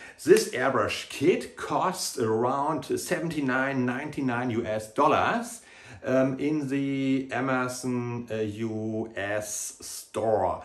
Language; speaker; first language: English; non-native, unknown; German